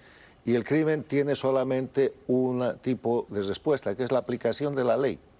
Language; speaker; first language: Spanish; native; Spanish